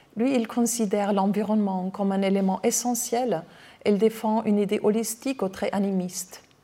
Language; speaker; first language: French; non-native, fluent; German